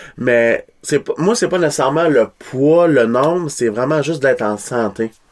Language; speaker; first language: French; native; French